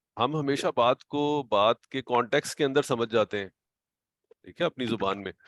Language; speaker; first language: Urdu; native; Urdu